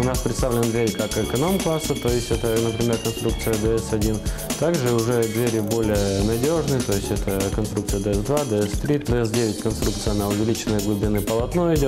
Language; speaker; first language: Russian; native; Russian